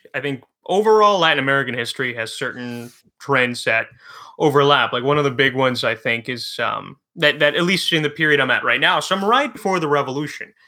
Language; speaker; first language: English; early bilingual, other home language; Spanish